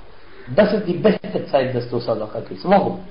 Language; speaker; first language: German; non-native, fluent; Arabic